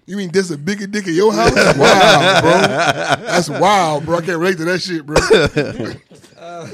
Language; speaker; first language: English; native; English